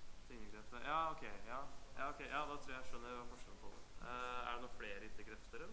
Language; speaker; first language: Norwegian; native; Norwegian